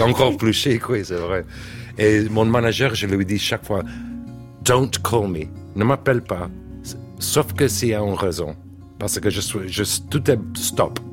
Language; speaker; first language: French; non-native, learner; English